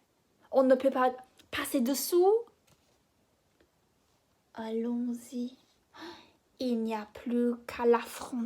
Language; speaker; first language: French; non-native, fluent; English